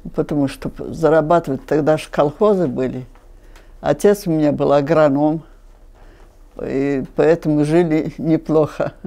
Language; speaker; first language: Russian; non-native, local second language; Finnish